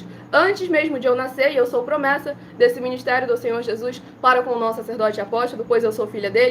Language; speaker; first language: Portuguese; native; Portuguese